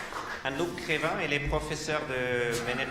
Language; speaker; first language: French; non-native, fluent; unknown